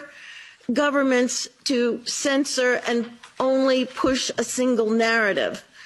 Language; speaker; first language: English; native; English